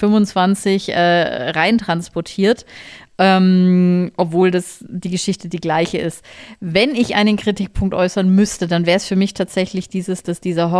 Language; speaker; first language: German; native; German